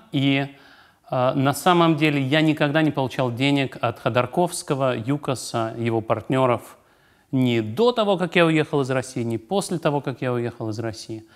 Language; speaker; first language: Russian; native; Russian